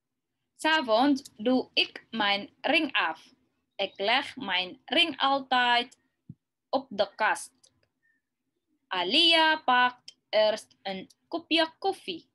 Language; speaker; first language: Dutch; non-native, learner; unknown